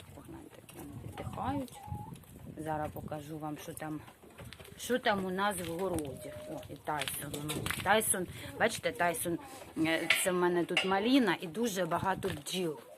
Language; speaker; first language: Ukrainian; native; Ukrainian